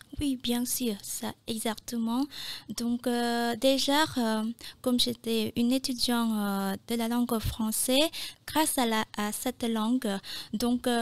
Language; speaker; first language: French; non-native, fluent; Khmer